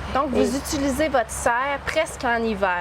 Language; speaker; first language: French; native; French